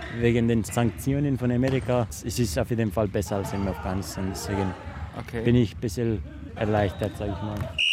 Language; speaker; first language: German; non-native, fluent; Persian